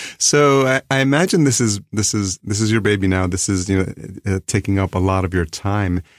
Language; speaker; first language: English; early bilingual, other home language; Spanish